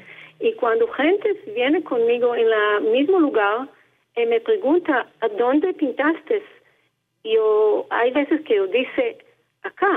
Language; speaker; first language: Spanish; non-native, learner; Hebrew